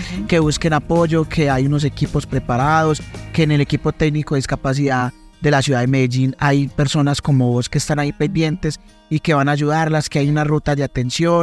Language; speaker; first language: Spanish; native; Spanish